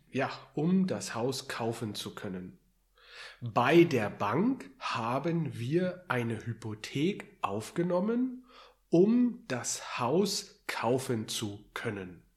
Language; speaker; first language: German; native; German